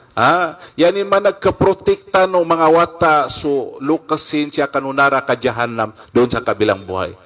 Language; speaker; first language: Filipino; non-native, local second language; Maguindanaon